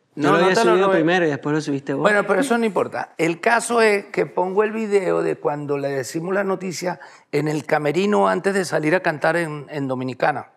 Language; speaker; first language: Spanish; native; Spanish